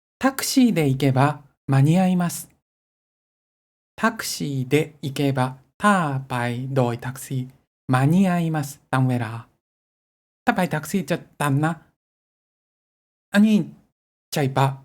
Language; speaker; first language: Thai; non-native, fluent; Japanese